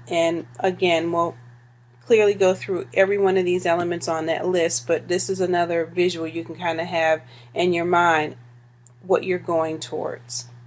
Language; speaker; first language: English; native; English